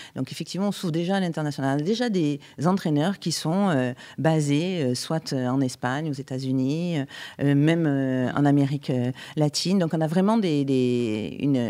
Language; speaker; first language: French; native; French